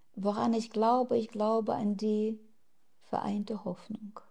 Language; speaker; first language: German; non-native, fluent; Russian